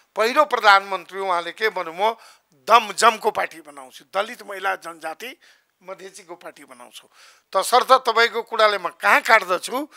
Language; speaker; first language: Nepali; non-native, local second language; Maithili